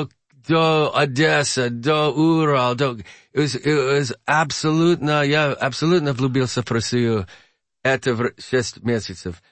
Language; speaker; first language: Russian; non-native, learner; English